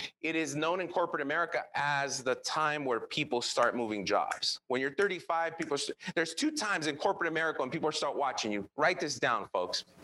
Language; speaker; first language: English; early bilingual, other home language; Spanish